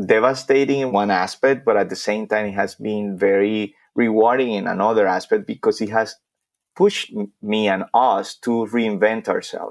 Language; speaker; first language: English; non-native, fluent; Spanish